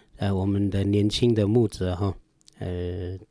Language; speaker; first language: Chinese; non-native, local second language; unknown